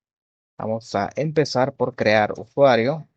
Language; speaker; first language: Spanish; native; Spanish